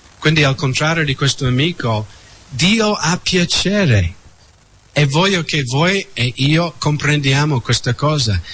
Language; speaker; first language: Italian; non-native, fluent; English